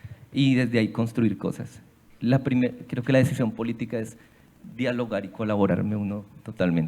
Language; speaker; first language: Spanish; native; Spanish